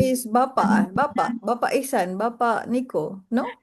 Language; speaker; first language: Indonesian; non-native, learner; Malay